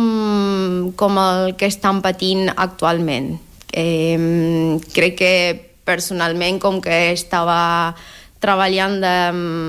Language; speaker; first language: Catalan; non-native, fluent; Spanish